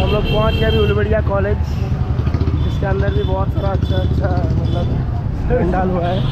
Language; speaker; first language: Hindi; non-native, local second language; Bangla